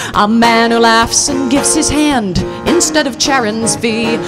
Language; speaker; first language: English; native; English